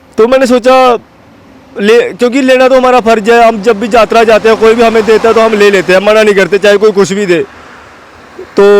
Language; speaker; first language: Hindi; non-native, local second language; Dogri